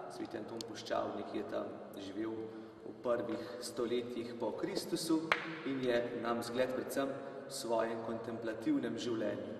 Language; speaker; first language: Slovenian; native; Slovenian